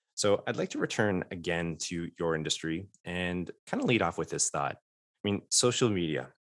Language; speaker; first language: English; native; English